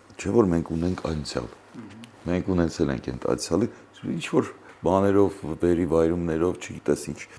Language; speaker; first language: Armenian; native; Armenian